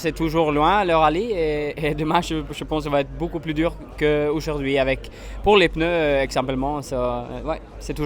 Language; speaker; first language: French; non-native, fluent; Swedish